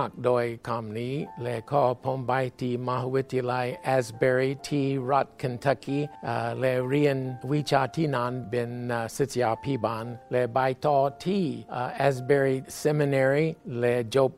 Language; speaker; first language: Thai; non-native, fluent; English